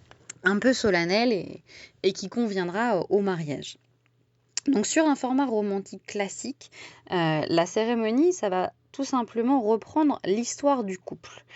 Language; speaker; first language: French; native; French